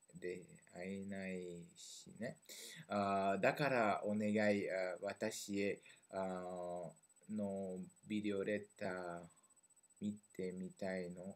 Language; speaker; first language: Japanese; non-native, learner; French